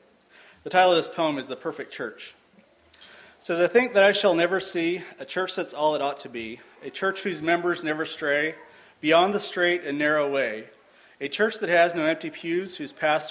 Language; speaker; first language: English; native; English